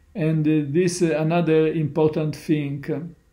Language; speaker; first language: English; non-native, learner; Italian